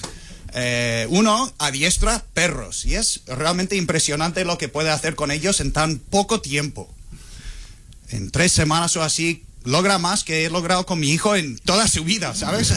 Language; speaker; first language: Spanish; non-native, fluent; English